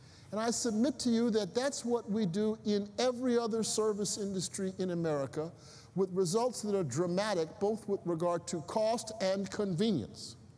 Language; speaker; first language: English; native; English